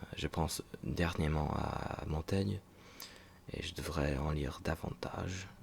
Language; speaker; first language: French; non-native, fluent; English